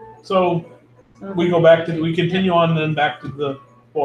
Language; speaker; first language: English; native; English